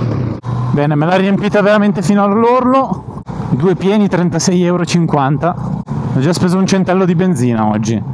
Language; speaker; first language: Italian; native; Italian